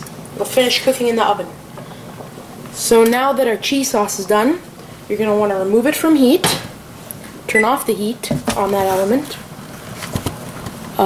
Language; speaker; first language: English; native; English